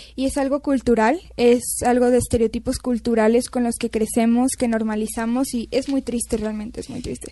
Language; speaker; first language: Spanish; native; Spanish